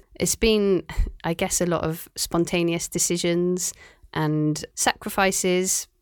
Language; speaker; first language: English; native; English